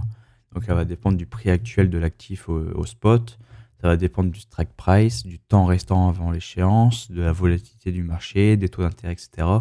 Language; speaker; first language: French; native; French